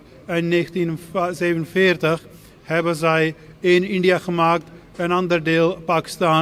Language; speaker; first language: Dutch; non-native, fluent; Punjabi